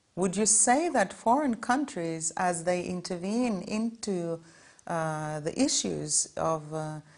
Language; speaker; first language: English; non-native, fluent; Norwegian